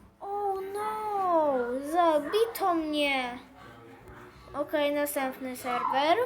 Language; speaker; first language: Polish; native; Polish